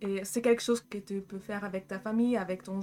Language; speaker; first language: French; non-native, fluent; German